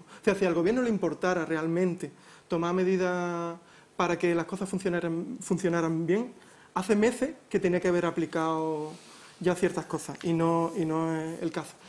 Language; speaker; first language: Spanish; native; Spanish